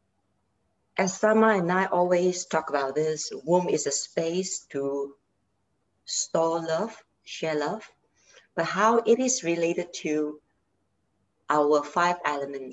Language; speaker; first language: English; non-native, local second language; Chinese